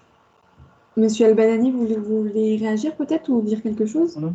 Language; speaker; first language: French; native; French